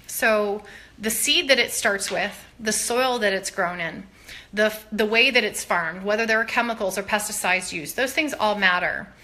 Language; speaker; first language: English; native; English